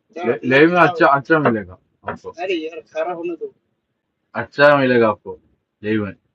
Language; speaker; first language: Hindi; non-native, local second language; Malayalam